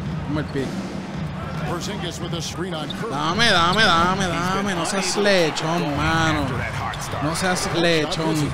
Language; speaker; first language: Spanish; native; Spanish